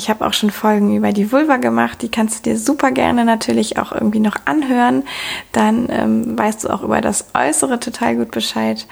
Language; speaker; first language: German; native; German